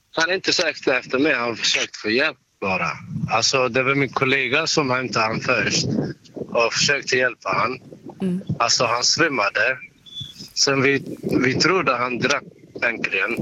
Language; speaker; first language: Swedish; non-native, learner; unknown